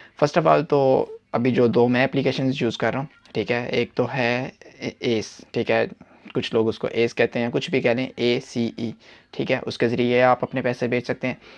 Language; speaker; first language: Hindi; non-native, local second language; Punjabi